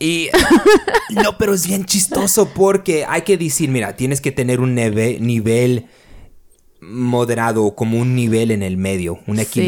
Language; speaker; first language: Spanish; early bilingual, other home language; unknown